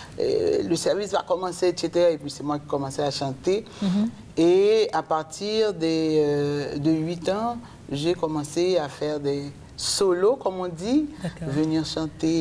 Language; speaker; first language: French; native; French